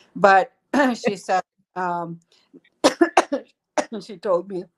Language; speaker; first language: English; native; English